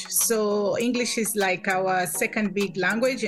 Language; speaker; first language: English; non-native, local second language; Swahili